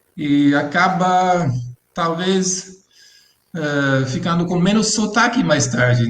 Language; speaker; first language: Portuguese; non-native, fluent; English